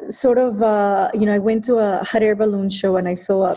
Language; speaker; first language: English; non-native, fluent; Spanish